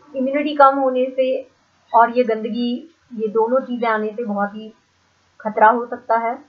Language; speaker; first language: Hindi; non-native, local second language; Marathi